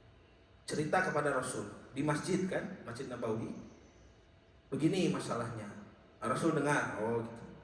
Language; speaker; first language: Indonesian; native; Indonesian